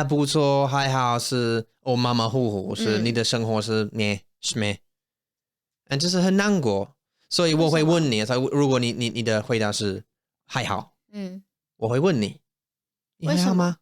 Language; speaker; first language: Chinese; non-native, learner; English